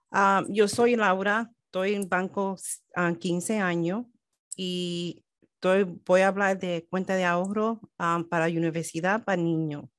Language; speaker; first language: Spanish; early bilingual, heritage; Spanish